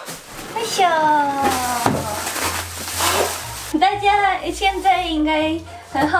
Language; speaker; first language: Chinese; non-native, fluent; Japanese